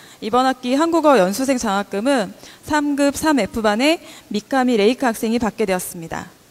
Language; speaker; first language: Korean; native; Korean